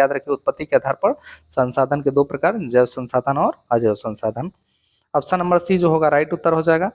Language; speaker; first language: Hindi; native; Hindi